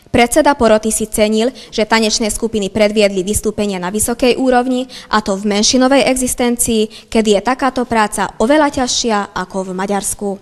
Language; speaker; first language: Slovak; non-native, local second language; Hungarian